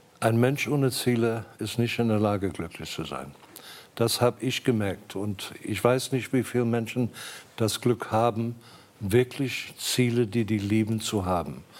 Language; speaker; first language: German; non-native, fluent; English